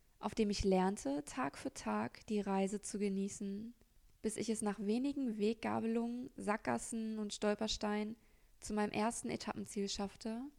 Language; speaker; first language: German; native; German